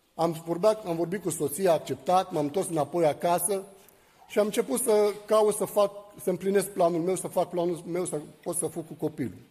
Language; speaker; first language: Romanian; non-native, fluent; Arabic